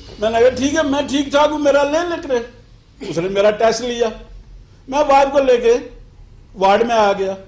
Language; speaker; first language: Urdu; non-native, local second language; Pahari-Potwari